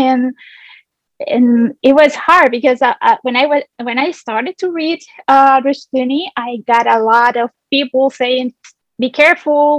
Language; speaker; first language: English; non-native, fluent; Spanish